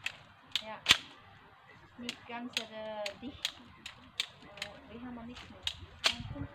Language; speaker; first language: German; non-native, fluent; Cebuano